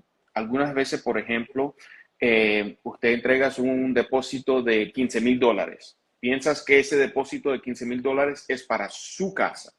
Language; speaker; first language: Spanish; early bilingual, heritage; Spanish